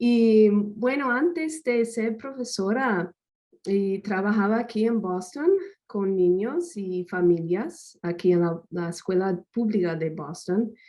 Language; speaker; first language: Spanish; non-native, fluent; English